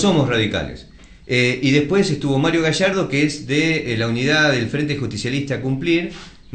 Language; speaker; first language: Spanish; native; Spanish